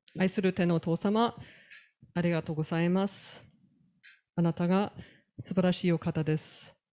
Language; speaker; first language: Japanese; native; Japanese